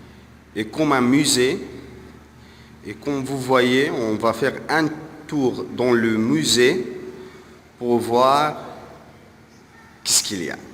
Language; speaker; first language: French; non-native, fluent; Arabic